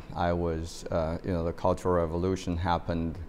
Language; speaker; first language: English; non-native, fluent; Chinese